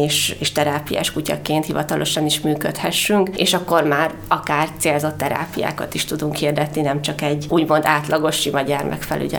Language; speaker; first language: Hungarian; native; Hungarian